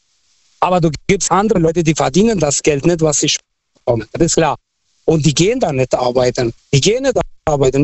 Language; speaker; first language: German; non-native, fluent; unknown